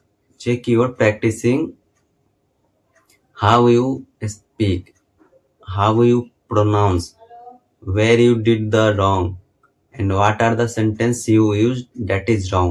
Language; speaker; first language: English; non-native, learner; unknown